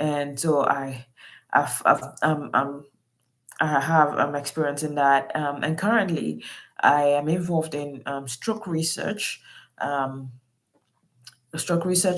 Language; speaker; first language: English; non-native, local second language; Yoruba